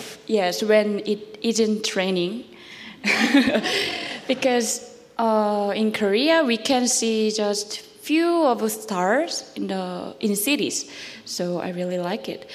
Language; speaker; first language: English; non-native, learner; Korean